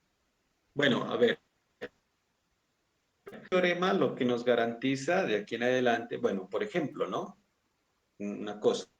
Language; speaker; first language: Spanish; native; Spanish